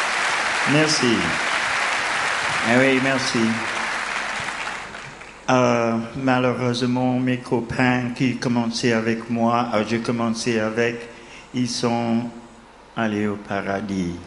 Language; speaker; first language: French; non-native, fluent; English